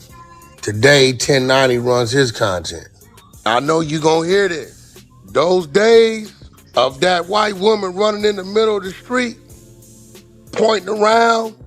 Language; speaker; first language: English; native; English